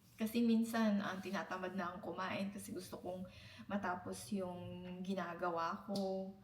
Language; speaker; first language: Filipino; non-native, local second language; Cebuano